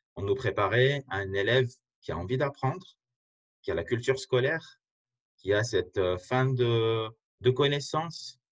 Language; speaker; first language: French; non-native, local second language; Arabic